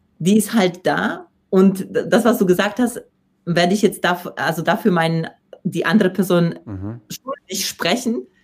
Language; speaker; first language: German; non-native, fluent; Polish